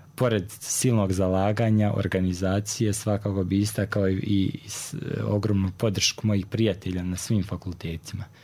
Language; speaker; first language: Croatian; native; Croatian